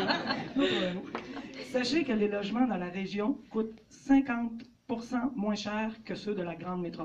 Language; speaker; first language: French; native; French